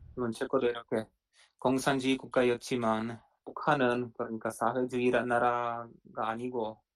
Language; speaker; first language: Korean; non-native, fluent; Czech